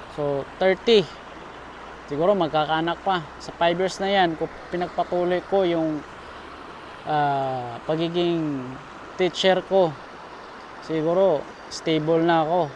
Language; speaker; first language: Filipino; non-native, local second language; Cebuano